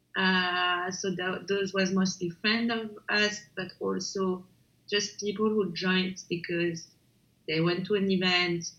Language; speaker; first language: English; non-native, fluent; French